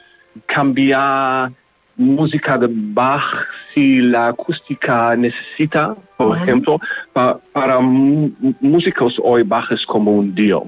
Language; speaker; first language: Spanish; non-native, learner; German